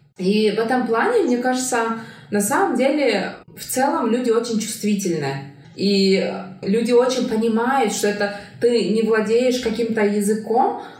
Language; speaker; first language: Russian; non-native, local second language; Kyrgyz